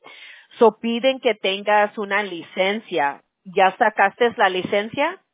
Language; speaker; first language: Spanish; early bilingual, other home language; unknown